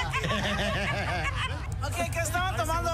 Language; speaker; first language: Spanish; early bilingual, heritage; Spanish